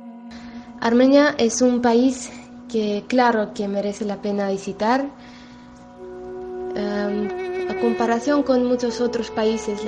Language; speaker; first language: Spanish; non-native, fluent; Armenian